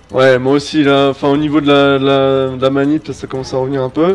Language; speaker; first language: French; native; French